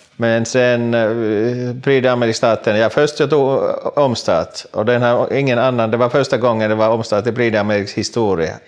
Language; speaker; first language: Swedish; non-native, local second language; Finnish